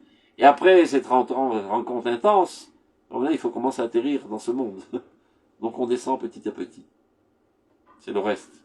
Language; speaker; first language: French; native; French